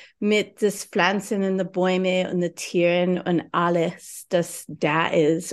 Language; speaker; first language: German; non-native, learner; English